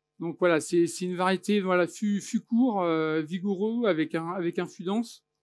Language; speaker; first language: French; native; French